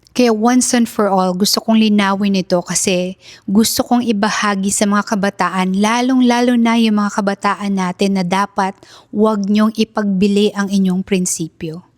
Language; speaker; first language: Filipino; native; Filipino